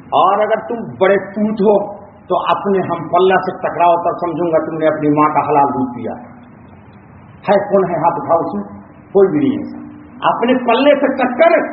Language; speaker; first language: Urdu; native; Urdu